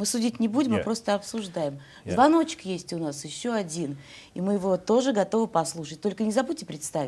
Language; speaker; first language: Russian; native; Russian